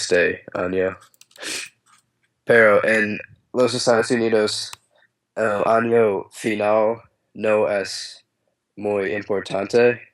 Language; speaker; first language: Spanish; non-native, learner; English